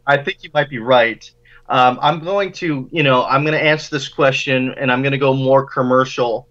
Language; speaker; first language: English; native; English